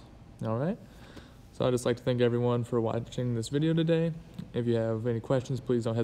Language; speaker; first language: English; native; English